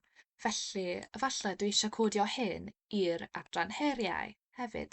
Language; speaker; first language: Welsh; non-native, fluent; English